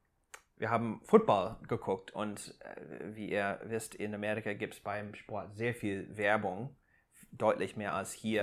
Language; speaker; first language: German; non-native, fluent; English